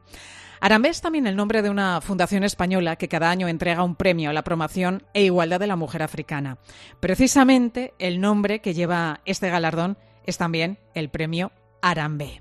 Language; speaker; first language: Spanish; native; Spanish